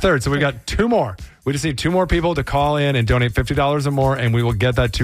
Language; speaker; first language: English; native; English